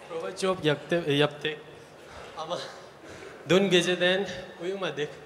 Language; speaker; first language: Turkish; non-native, learner; Urdu